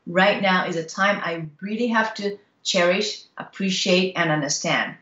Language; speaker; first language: English; non-native, fluent; Japanese